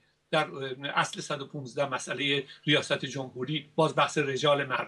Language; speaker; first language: Persian; native; Persian